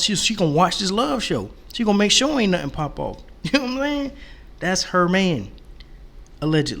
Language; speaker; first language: English; native; English